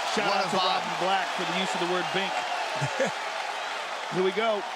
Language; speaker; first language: English; native; English